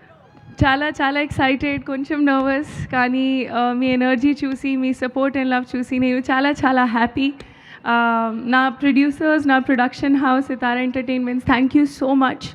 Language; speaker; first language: Telugu; non-native, learner; Hindi